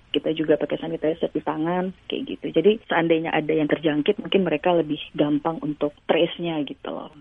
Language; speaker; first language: Indonesian; native; Indonesian